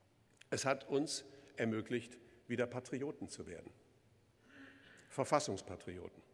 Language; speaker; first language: German; native; German